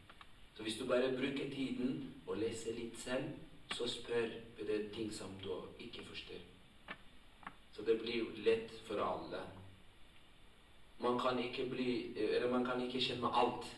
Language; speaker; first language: Norwegian; non-native, fluent; Tigrinya